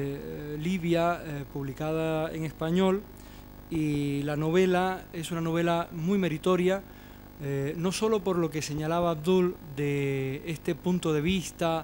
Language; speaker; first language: Spanish; native; Spanish